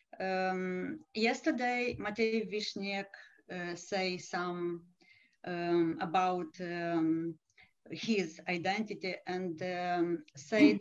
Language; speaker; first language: English; non-native, learner; Romanian